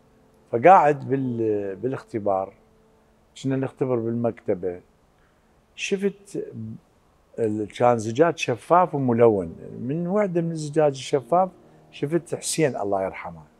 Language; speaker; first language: Arabic; native; Arabic